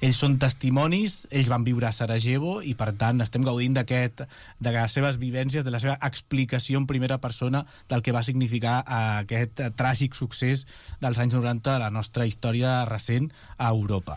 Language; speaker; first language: Catalan; native; Catalan